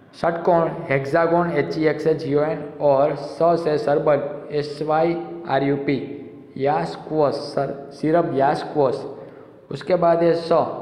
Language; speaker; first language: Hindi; non-native, local second language; Gujarati